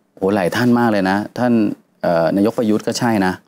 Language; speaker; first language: Thai; native; Thai